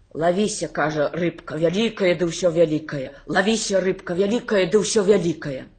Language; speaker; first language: Belarusian; native; Belarusian